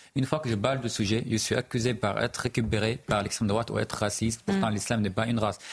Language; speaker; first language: French; non-native, fluent; Arabic